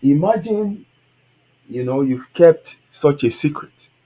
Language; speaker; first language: English; non-native, local second language; Yoruba